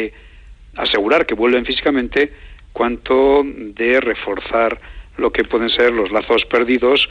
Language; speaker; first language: Spanish; native; Spanish